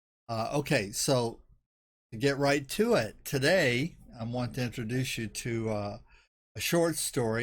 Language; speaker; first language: English; native; English